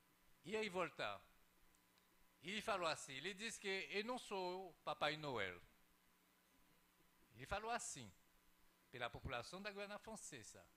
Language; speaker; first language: Portuguese; non-native, fluent; French